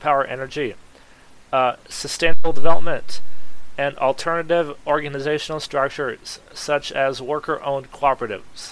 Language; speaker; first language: English; native; English